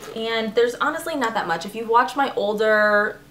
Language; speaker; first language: English; native; English